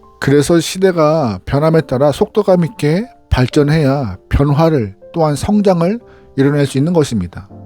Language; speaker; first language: Korean; native; Korean